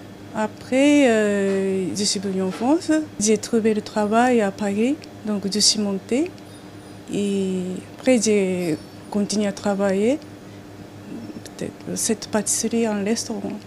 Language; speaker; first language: French; non-native, learner; Japanese